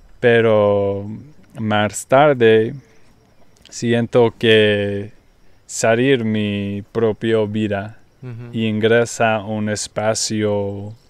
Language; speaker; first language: Spanish; non-native, learner; English